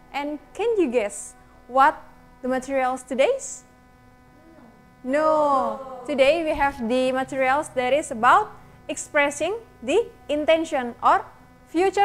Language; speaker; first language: English; non-native, learner; Indonesian